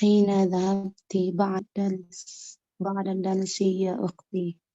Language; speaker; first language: Arabic; non-native, learner; Indonesian